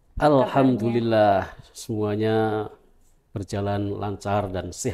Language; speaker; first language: Indonesian; non-native, local second language; Javanese